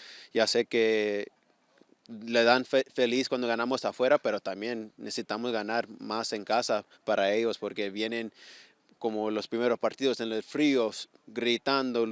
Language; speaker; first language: Spanish; early bilingual, heritage; Spanish